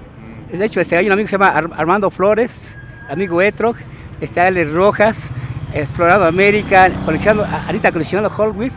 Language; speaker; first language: Spanish; native; Spanish